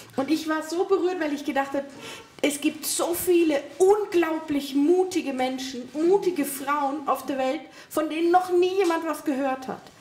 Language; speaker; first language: German; native; German